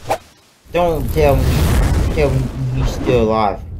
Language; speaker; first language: English; native; English